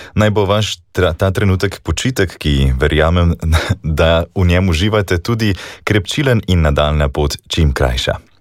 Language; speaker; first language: Slovenian; native; Slovenian